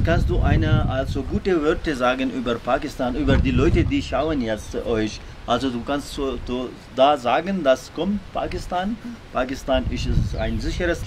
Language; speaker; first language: German; non-native, learner; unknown